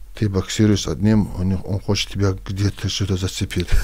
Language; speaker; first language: Russian; non-native, local second language; Avaric